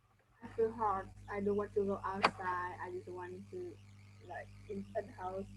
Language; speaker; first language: English; non-native, learner; Vietnamese